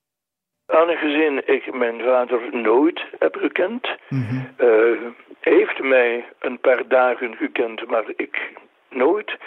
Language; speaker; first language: Dutch; non-native, local second language; French